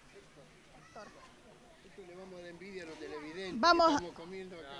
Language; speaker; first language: Spanish; native; Spanish